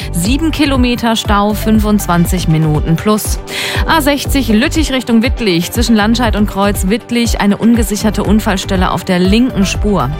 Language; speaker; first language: German; native; German